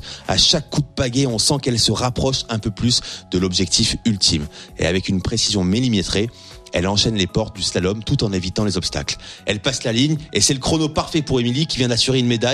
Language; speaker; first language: French; native; French